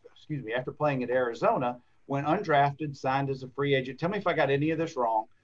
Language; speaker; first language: English; native; English